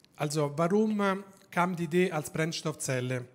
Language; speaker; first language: German; non-native, fluent; Italian